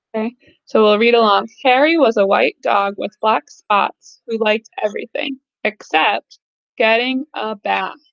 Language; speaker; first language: English; native; English